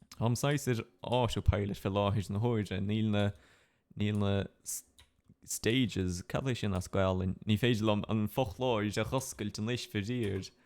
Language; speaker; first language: Irish; non-native, local second language; English